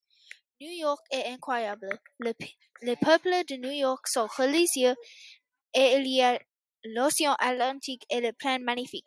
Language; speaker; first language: French; non-native, learner; English